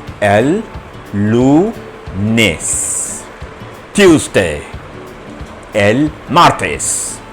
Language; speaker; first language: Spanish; non-native, fluent; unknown